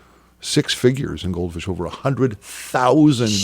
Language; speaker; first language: English; native; English